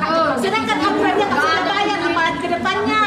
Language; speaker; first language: Indonesian; native; Indonesian